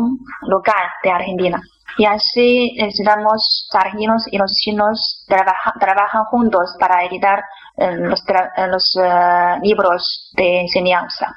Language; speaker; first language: Spanish; non-native, fluent; Chinese